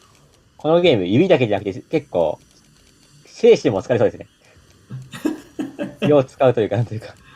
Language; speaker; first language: Japanese; native; Japanese